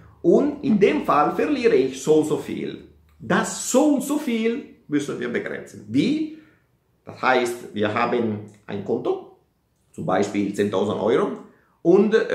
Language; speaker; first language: German; non-native, fluent; Italian